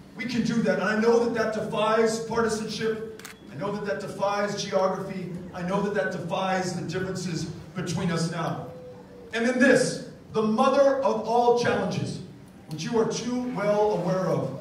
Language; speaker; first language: English; native; English